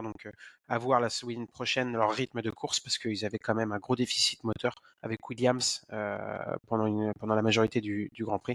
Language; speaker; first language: French; native; French